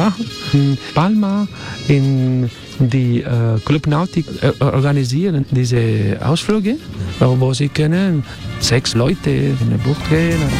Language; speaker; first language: German; non-native, learner; Spanish